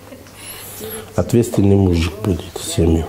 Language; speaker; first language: Russian; non-native, learner; Uzbek